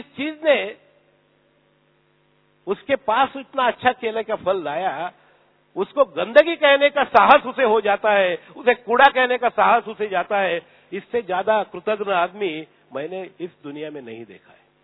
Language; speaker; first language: Hindi; non-native, local second language; Marathi